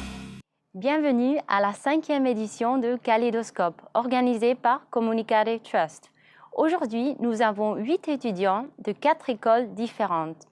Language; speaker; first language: French; non-native, fluent; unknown